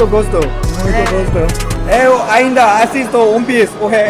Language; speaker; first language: Portuguese; non-native, learner; Korean